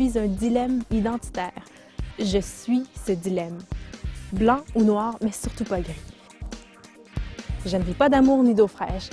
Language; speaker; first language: French; native; French